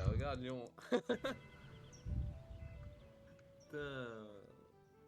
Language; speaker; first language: French; native; French